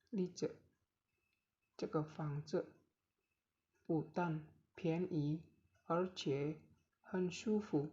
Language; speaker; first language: Chinese; non-native, learner; Indonesian